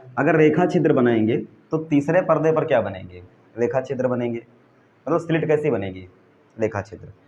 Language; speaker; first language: Hindi; native; Hindi